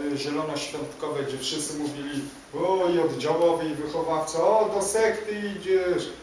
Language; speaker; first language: Polish; native; Polish